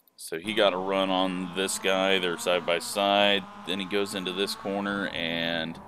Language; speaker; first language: English; native; English